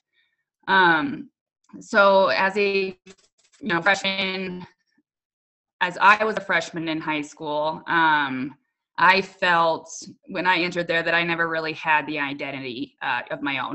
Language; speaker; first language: English; native; English